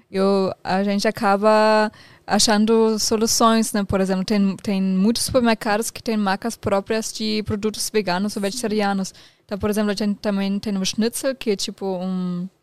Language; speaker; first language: Portuguese; non-native, fluent; German